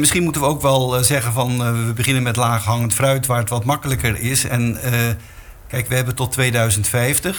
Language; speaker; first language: Dutch; native; Dutch